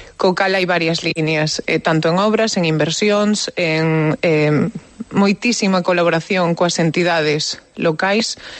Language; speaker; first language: Galician; native; Galician